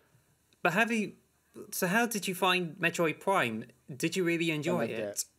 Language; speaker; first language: English; native; English